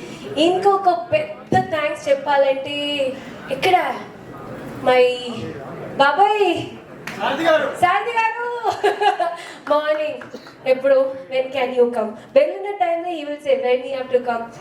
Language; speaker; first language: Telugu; non-native, fluent; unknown